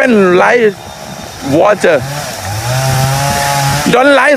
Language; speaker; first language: English; non-native, learner; Thai